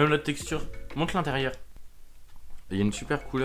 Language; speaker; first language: French; native; French